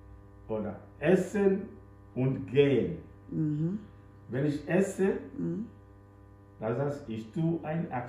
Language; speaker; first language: German; non-native, fluent; French